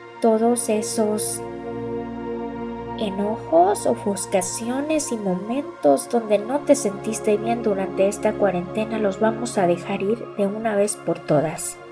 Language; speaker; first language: Spanish; native; Spanish